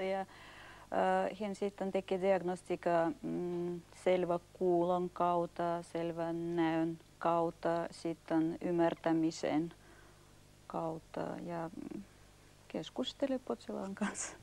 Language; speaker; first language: Finnish; non-native, fluent; Russian